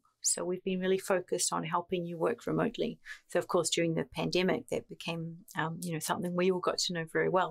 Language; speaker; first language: English; native; English